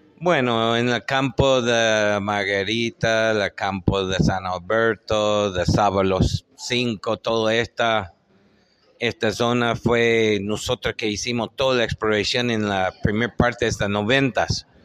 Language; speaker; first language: Spanish; non-native, fluent; English